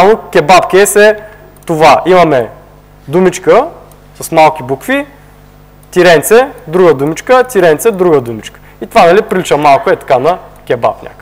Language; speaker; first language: Bulgarian; native; Bulgarian